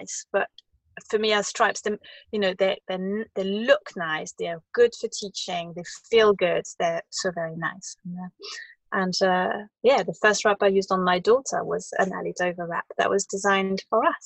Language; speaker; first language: English; non-native, fluent; French